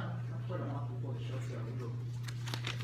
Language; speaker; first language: English; native; English